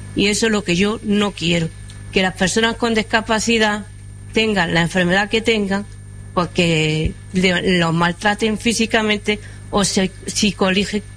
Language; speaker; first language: Spanish; non-native, fluent; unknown